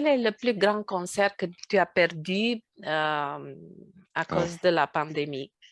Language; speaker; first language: French; non-native, fluent; Romanian